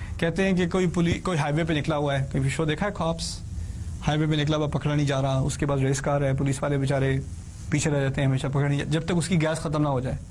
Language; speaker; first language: Urdu; early bilingual, heritage; Urdu